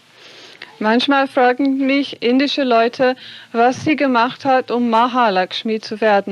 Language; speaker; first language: German; non-native, fluent; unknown